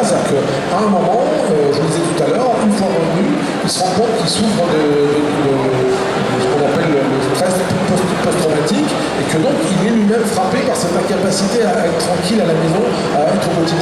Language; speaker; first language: French; native; French